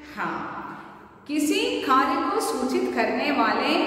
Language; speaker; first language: Hindi; non-native, local second language; Kannada